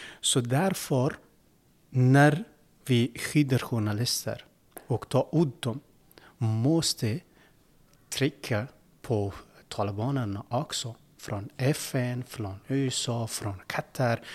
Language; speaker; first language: Swedish; non-native, learner; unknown